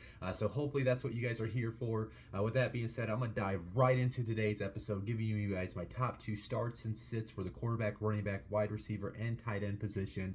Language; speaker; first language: English; native; English